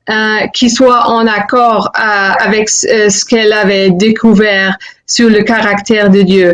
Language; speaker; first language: French; non-native, fluent; German